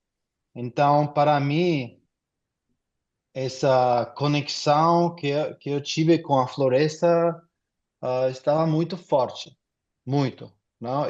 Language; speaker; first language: Portuguese; non-native, fluent; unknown